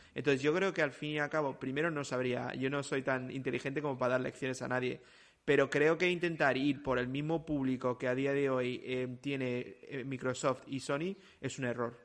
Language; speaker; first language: Spanish; native; Spanish